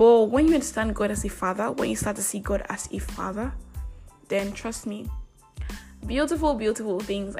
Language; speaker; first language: English; non-native, local second language; Igbo